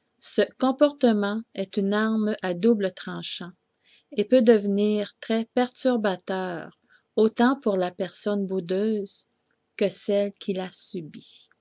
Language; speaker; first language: French; native; French